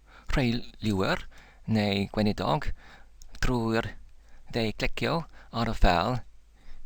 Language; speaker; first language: Welsh; non-native, learner; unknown